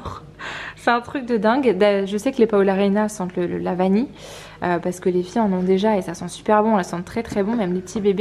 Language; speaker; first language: French; native; French